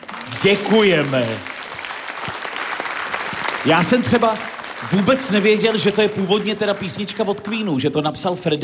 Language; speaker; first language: Czech; native; Czech